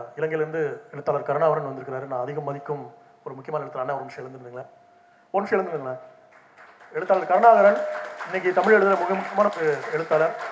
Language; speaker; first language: Tamil; native; Tamil